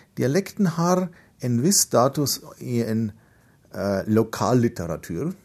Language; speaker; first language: Norwegian; non-native, fluent; German